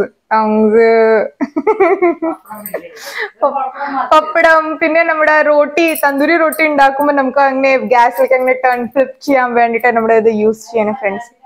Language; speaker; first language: Malayalam; non-native, local second language; Hindi